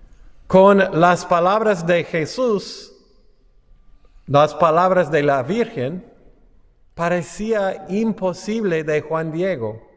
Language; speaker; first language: Spanish; non-native, fluent; English